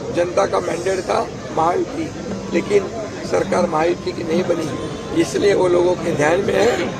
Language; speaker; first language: Hindi; non-native, local second language; Marathi